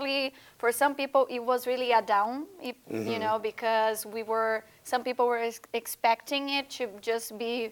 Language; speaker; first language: English; non-native, fluent; Portuguese